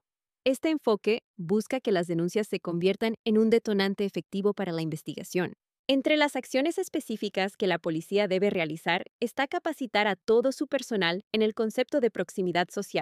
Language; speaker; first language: Spanish; native; Spanish